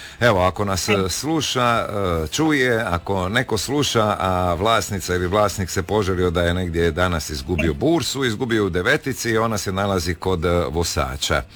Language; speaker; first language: Croatian; native; Croatian